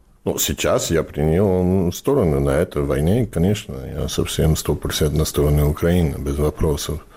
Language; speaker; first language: Russian; non-native, fluent; English